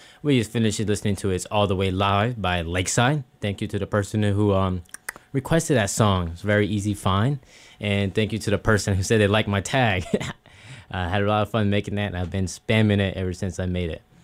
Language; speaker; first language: English; early bilingual, other home language; Spanish